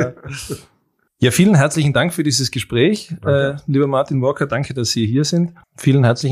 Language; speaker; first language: German; native; German